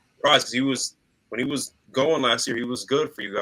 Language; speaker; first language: English; native; English